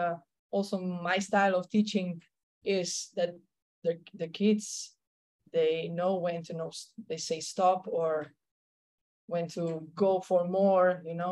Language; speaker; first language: English; non-native, fluent; Slovenian